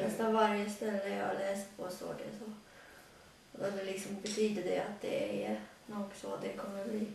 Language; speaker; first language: Swedish; early bilingual, other home language; Latvian